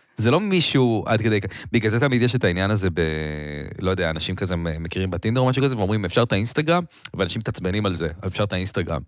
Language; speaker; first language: Hebrew; native; Hebrew